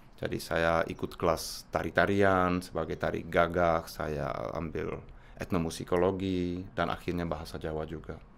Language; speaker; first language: Indonesian; non-native, fluent; Czech